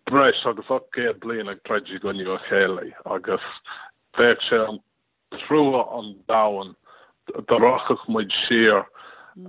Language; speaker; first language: Irish; non-native, learner; English